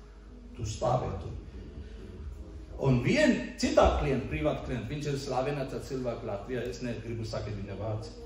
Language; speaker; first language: Latvian; non-native, learner; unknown